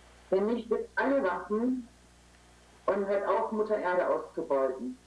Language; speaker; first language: German; native; German